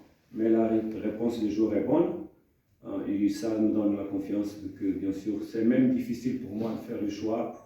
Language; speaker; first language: French; non-native, fluent; Portuguese